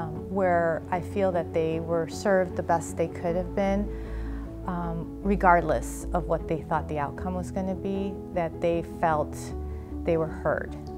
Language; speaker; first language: English; early bilingual, other home language; Spanish